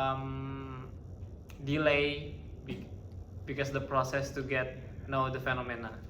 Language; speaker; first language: English; non-native, learner; Indonesian